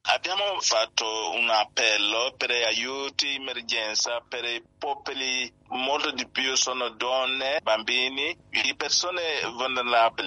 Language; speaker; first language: Italian; non-native, learner; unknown